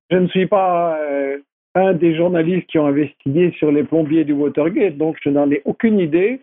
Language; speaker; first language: French; native; French